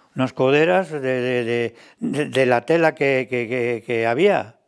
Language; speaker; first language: Spanish; native; Spanish